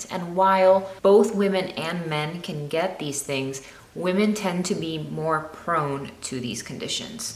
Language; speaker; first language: English; native; English